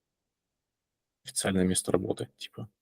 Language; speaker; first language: Russian; native; Russian